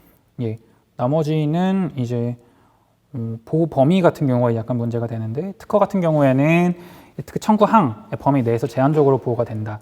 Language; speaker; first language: Korean; native; Korean